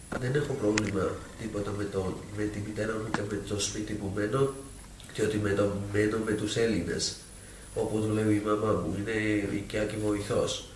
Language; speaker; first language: Greek; non-native, learner; Georgian